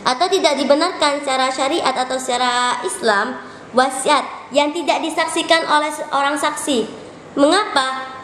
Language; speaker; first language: Indonesian; native; Indonesian